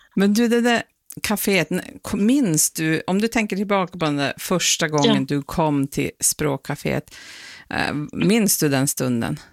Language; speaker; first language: Swedish; native; Swedish